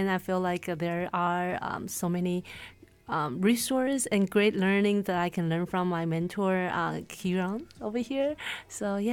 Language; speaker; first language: English; non-native, fluent; Chinese